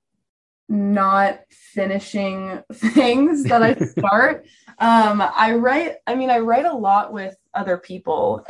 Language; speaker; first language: English; native; English